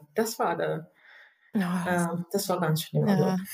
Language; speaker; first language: German; non-native, fluent; Persian